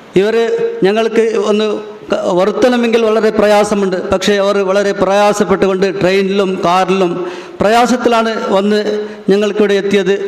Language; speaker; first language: Malayalam; non-native, local second language; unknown